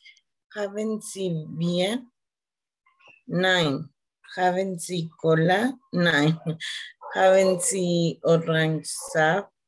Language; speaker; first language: German; non-native, learner; Spanish